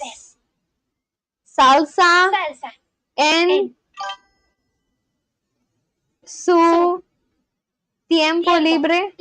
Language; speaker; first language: Spanish; non-native, learner; Bangla